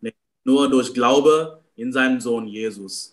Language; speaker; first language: German; non-native, fluent; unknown